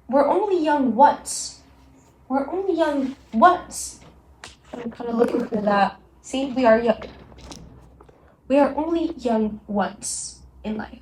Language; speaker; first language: English; non-native, local second language; Arabic